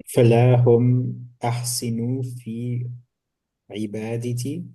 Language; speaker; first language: Arabic; non-native, learner; English